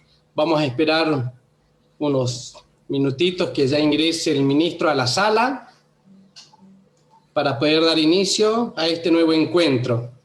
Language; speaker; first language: Spanish; native; Spanish